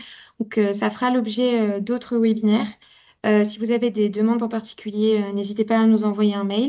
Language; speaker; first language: French; native; French